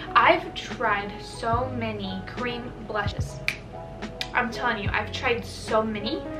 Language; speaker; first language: English; native; English